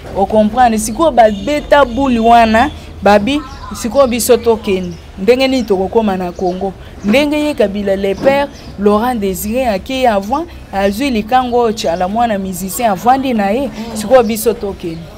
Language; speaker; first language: Lingala; non-native, local second language; Swahili